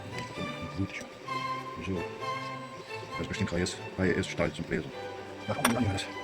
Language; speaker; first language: German; non-native, learner; Russian